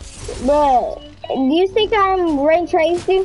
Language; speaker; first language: English; native; English